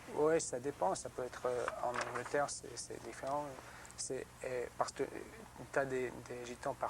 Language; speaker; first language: French; non-native, learner; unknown